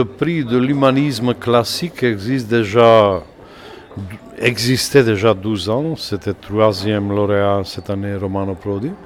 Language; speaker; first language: French; non-native, fluent; Macedonian